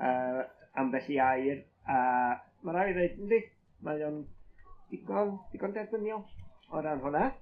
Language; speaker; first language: Welsh; native; Welsh